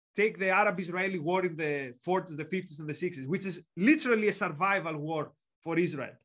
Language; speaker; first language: English; non-native, fluent; Greek